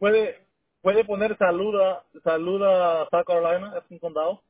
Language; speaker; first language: Spanish; native; Spanish